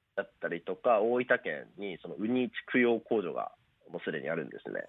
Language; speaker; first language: Japanese; native; Japanese